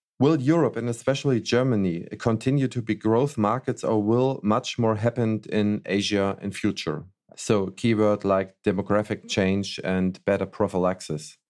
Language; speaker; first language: English; non-native, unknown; German